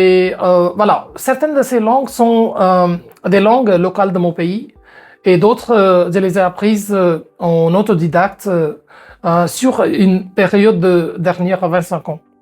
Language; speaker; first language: French; non-native, fluent; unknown